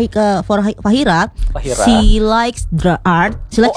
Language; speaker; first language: English; non-native, learner; Indonesian